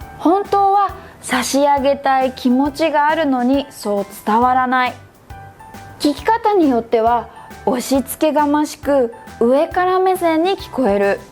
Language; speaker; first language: Japanese; native; Japanese